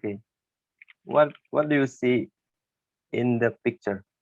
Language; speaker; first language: English; non-native, learner; Indonesian